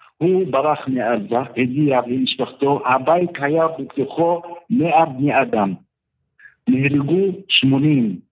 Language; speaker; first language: Hebrew; non-native, fluent; Arabic